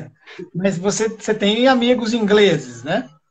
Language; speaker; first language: Portuguese; native; Portuguese